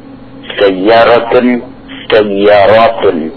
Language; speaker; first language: Arabic; non-native, learner; Indonesian